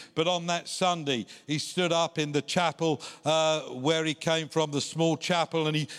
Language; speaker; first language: English; native; English